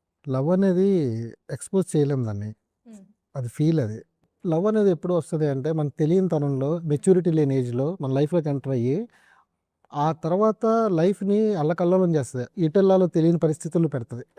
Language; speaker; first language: Telugu; native; Telugu